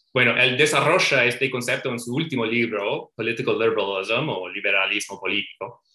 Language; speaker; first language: Spanish; non-native, fluent; English